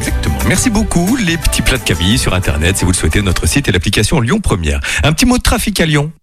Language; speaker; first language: French; native; French